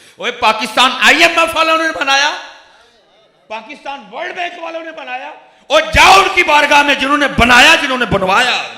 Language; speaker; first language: Urdu; non-native, local second language; Punjabi